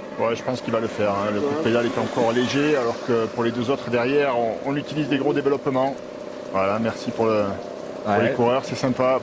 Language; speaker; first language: French; native; French